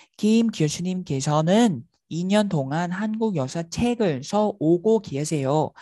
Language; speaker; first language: Korean; non-native, fluent; Vietnamese